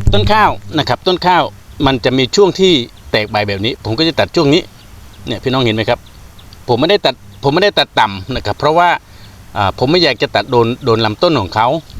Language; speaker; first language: Thai; non-native, local second language; Khmer